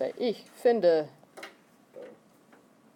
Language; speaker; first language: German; non-native, fluent; English